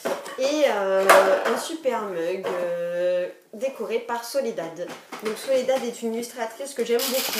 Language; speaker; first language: French; native; French